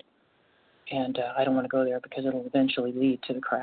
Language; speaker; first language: English; native; English